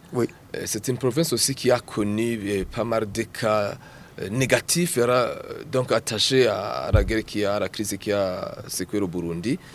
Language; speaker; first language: French; non-native, local second language; Rundi